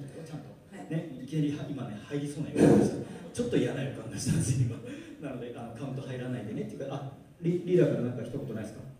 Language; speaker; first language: Japanese; native; Japanese